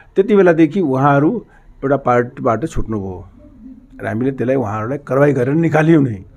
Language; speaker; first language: Nepali; non-native, local second language; Maithili